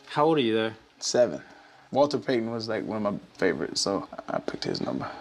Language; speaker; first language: English; native; English